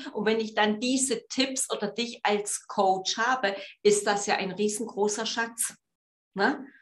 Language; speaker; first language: German; native; German